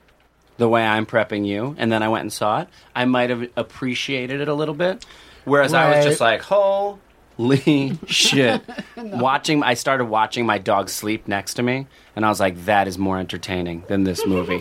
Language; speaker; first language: English; native; English